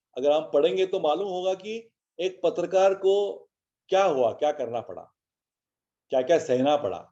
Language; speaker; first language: Hindi; non-native, local second language; Marathi